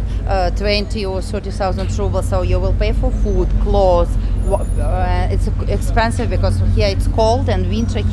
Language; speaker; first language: English; non-native, fluent; Russian